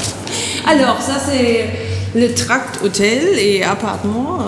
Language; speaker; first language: French; non-native, fluent; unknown